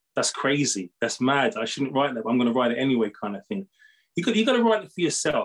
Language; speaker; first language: English; native; English